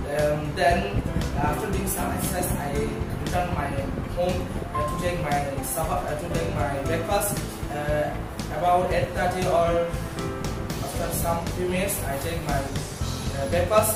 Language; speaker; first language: English; non-native, learner; Bangla